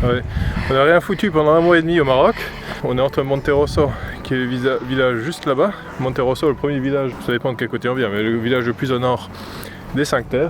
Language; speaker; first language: French; native; French